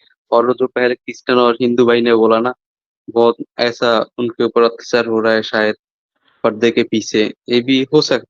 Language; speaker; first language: Hindi; non-native, fluent; Bangla